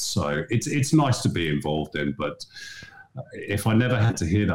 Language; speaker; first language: English; native; English